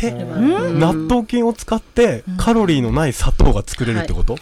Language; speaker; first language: Japanese; native; Japanese